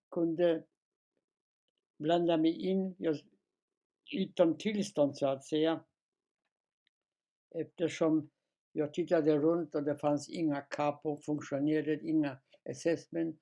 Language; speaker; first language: Swedish; non-native, fluent; Polish